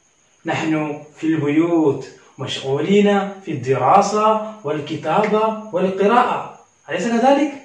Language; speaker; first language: Arabic; non-native, learner; Malayalam